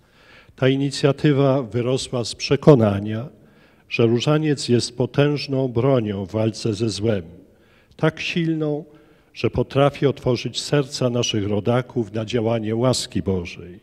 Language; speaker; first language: Polish; native; Polish